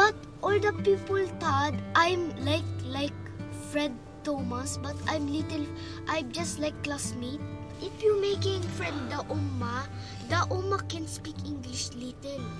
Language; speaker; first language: English; non-native, learner; Korean